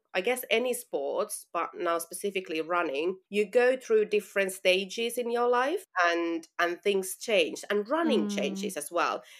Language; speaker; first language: English; non-native, fluent; Finnish